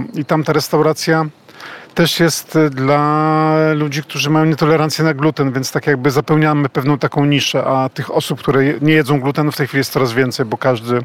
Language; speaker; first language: Polish; native; Polish